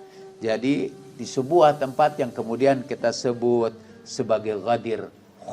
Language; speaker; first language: Indonesian; native; Indonesian